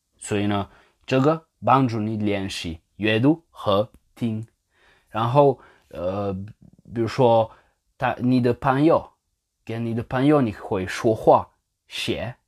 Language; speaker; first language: Chinese; non-native, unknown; French